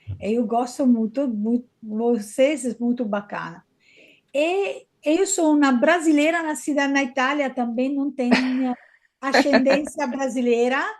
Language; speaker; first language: Portuguese; non-native, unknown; Italian